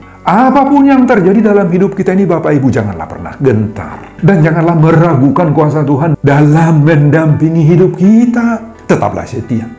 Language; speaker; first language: Indonesian; non-native, local second language; Batak Toba